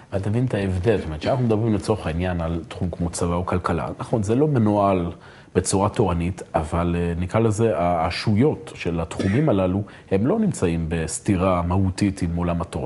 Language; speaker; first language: Hebrew; native; Hebrew